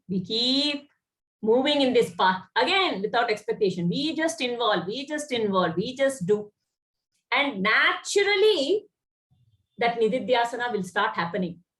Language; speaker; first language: English; non-native, local second language; Kannada